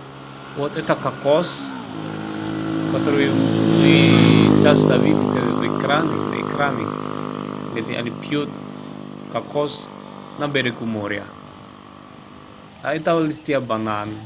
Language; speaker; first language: Russian; non-native, fluent; Javanese